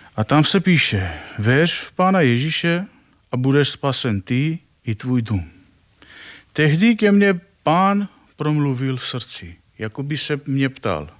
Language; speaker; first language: Czech; non-native, fluent; Armenian